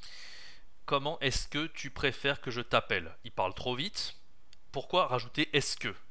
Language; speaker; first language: French; native; French